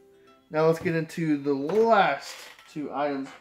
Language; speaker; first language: English; native; English